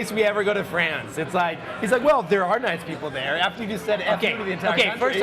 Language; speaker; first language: English; native; English